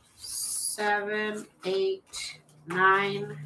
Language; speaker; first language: English; native; English